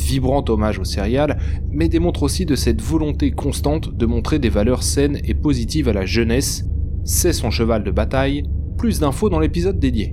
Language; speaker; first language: French; native; French